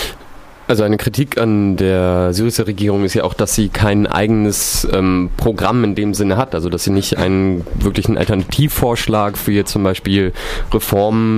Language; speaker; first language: German; native; German